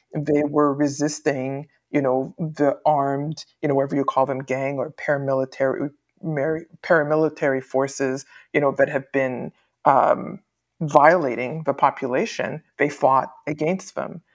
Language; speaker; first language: English; native; English